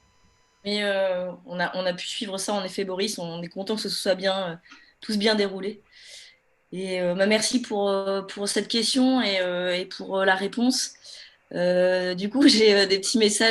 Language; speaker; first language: French; native; French